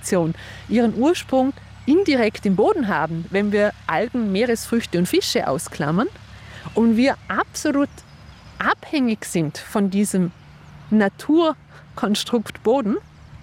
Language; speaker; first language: German; native; German